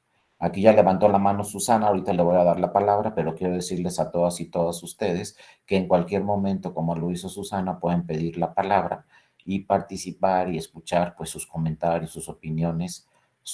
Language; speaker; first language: Spanish; native; Spanish